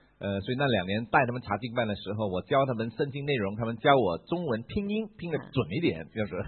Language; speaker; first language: Chinese; native; Chinese